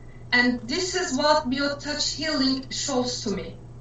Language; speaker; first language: English; non-native, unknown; Turkish